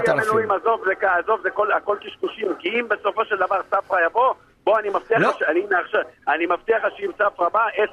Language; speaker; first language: Hebrew; native; Hebrew